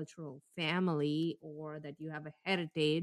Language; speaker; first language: English; non-native, local second language; Tamil